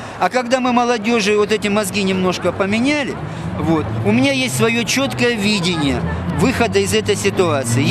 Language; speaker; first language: Russian; native; Russian